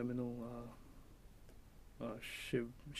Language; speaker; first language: French; non-native, learner; Swedish